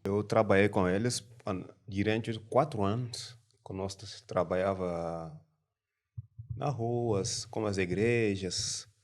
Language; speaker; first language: Portuguese; non-native, learner; French